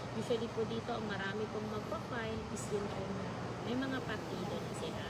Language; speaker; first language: Filipino; non-native, local second language; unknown